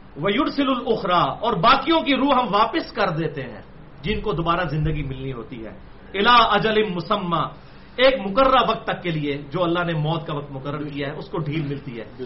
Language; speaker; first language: Urdu; non-native, local second language; Punjabi